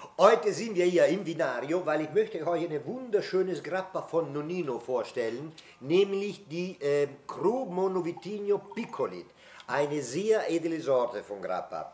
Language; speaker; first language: German; non-native, fluent; Italian